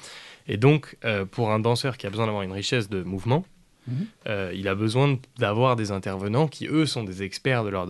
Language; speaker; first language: French; native; French